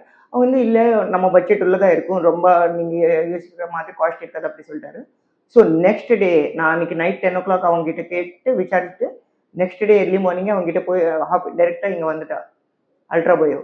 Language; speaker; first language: Tamil; non-native, learner; Telugu